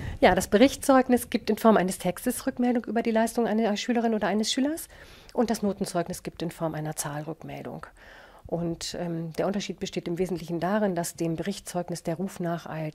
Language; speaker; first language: German; native; German